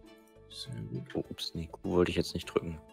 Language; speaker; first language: German; native; German